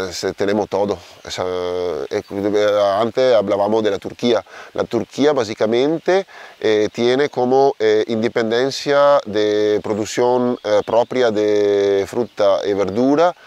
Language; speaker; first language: Spanish; non-native, learner; Italian